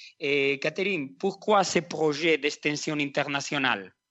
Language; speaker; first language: French; non-native, learner; Spanish